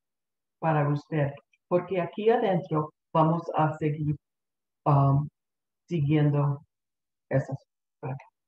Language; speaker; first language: Spanish; early bilingual, heritage; Spanish